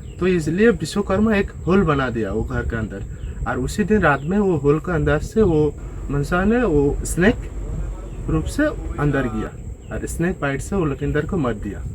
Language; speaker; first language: Hindi; non-native, local second language; Bangla